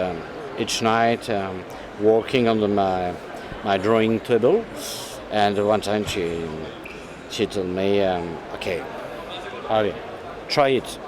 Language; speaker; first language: English; non-native, fluent; French